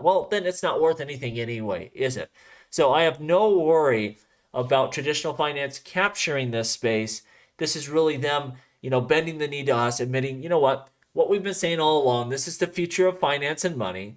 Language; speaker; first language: English; native; English